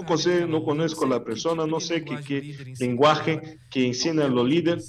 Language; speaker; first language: Spanish; non-native, learner; Portuguese